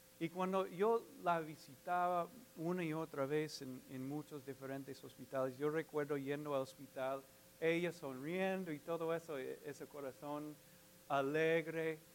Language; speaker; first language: Spanish; non-native, fluent; English